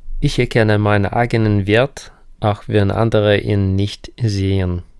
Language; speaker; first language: German; non-native, fluent; Ukrainian